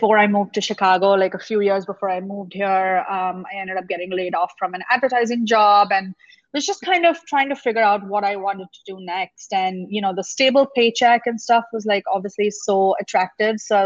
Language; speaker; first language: English; non-native, local second language; Gujarati